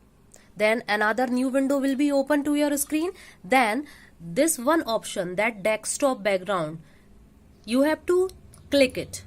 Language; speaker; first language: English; non-native, local second language; Hindi